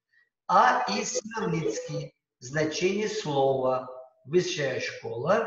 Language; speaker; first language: Russian; non-native, local second language; Uzbek